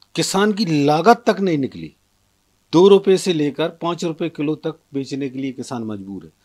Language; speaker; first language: Hindi; native; Hindi